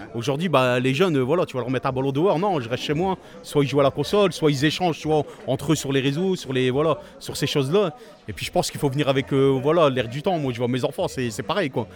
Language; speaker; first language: French; native; French